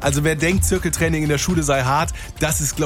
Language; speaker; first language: German; native; German